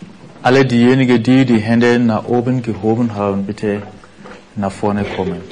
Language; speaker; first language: German; non-native, fluent; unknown